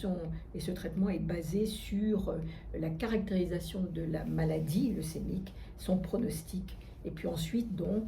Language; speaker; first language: French; native; French